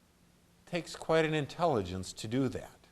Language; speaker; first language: English; native; English